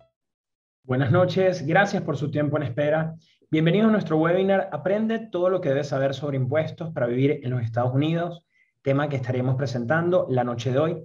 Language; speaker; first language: Spanish; native; Spanish